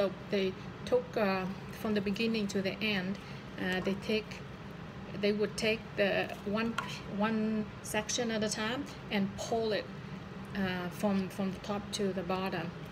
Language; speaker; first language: English; non-native, fluent; Vietnamese